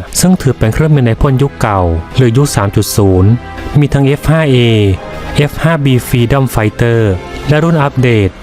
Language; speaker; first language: Thai; native; Thai